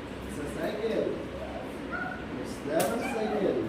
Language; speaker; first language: English; non-native, local second language; Telugu